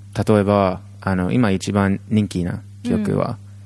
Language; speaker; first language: Japanese; non-native, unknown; English